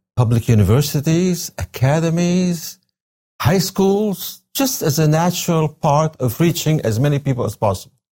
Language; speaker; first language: English; non-native, fluent; Arabic